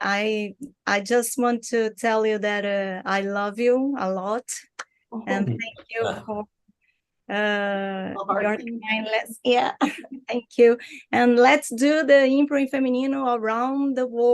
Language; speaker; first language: English; non-native, learner; Portuguese